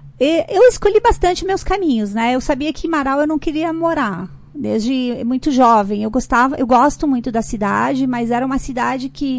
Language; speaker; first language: Portuguese; native; Portuguese